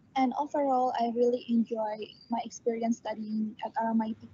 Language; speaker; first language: English; non-native, fluent; Indonesian